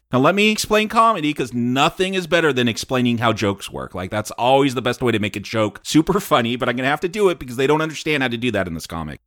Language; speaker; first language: English; native; English